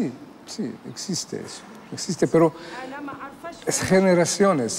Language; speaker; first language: Spanish; non-native, fluent; Arabic